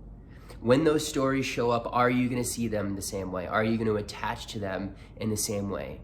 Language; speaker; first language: English; native; English